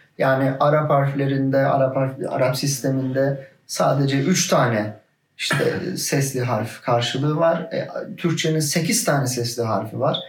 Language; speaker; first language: Turkish; native; Turkish